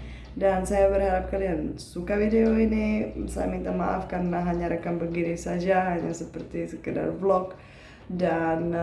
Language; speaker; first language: Indonesian; non-native, fluent; Czech